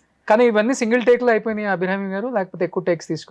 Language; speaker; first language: Telugu; native; Telugu